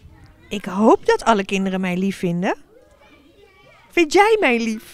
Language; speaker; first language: Dutch; native; Dutch